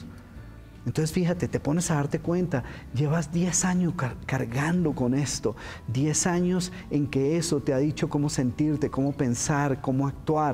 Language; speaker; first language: Spanish; native; Spanish